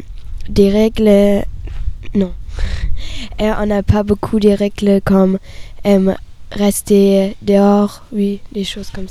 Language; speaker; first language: French; non-native, learner; German